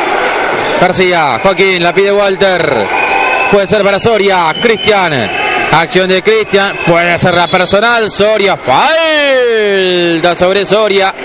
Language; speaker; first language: Spanish; native; Spanish